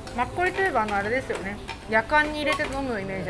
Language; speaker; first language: Japanese; native; Japanese